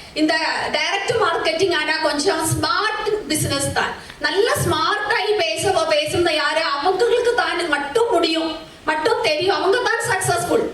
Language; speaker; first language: Tamil; non-native, learner; Malayalam